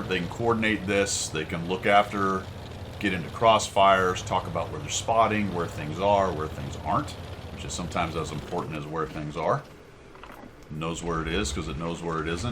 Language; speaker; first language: English; native; English